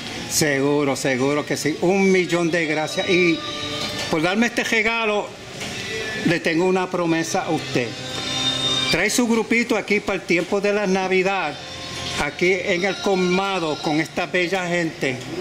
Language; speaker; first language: Spanish; native; Spanish